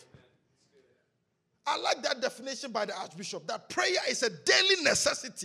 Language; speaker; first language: English; non-native, local second language; Akan